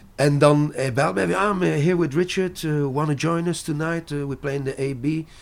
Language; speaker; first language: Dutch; non-native, local second language; French